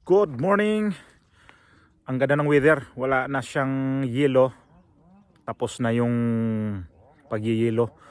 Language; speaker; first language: Filipino; native; Filipino